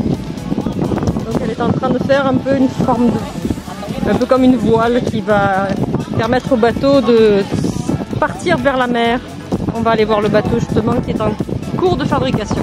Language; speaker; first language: French; native; French